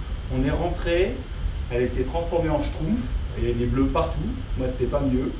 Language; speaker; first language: French; native; French